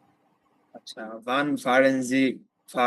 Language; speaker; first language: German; non-native, learner; Bangla